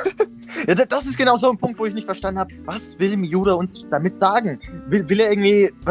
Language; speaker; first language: German; native; German